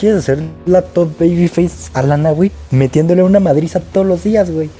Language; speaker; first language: Spanish; native; Spanish